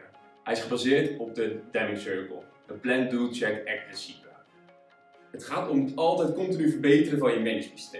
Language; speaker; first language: Dutch; native; Dutch